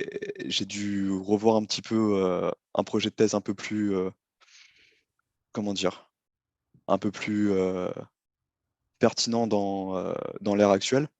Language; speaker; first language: French; native; French